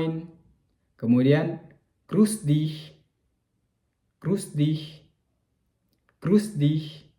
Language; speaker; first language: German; non-native, learner; Indonesian